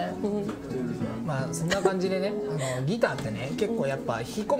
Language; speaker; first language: Japanese; native; Japanese